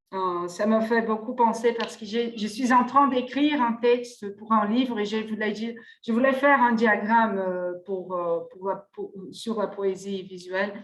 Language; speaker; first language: French; non-native, fluent; Portuguese